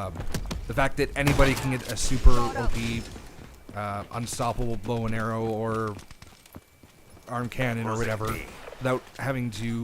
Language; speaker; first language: English; native; English